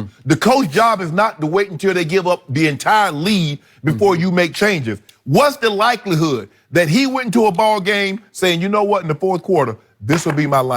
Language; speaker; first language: English; native; English